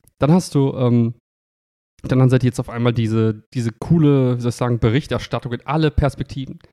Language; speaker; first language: German; native; German